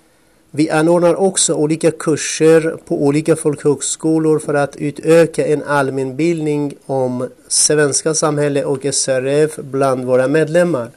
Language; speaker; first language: Swedish; non-native, fluent; Kurdish